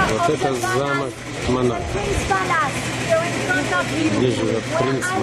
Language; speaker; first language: Russian; non-native, fluent; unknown